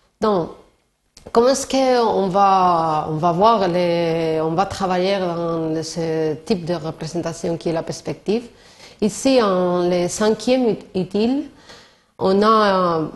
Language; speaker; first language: French; non-native, learner; Spanish